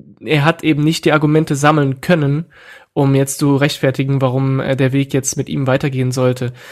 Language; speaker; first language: German; non-native, fluent; French